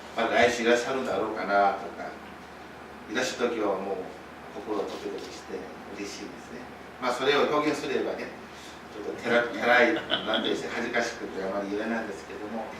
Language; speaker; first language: Japanese; non-native, fluent; Korean